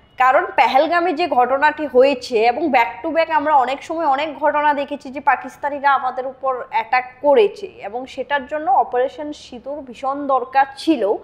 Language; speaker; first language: Bangla; native; Bangla